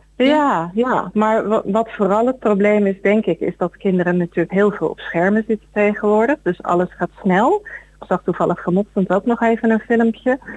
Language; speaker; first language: Dutch; native; Dutch